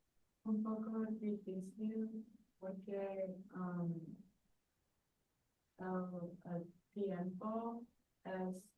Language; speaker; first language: Spanish; non-native, learner; English